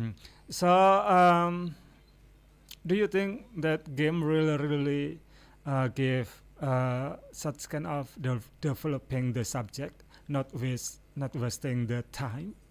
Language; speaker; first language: English; non-native, fluent; Indonesian